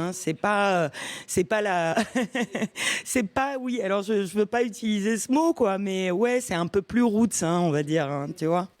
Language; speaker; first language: French; early bilingual, other home language; Romanian